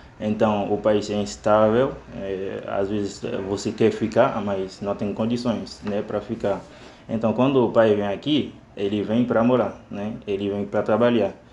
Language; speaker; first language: Portuguese; non-native, fluent; Haitian Creole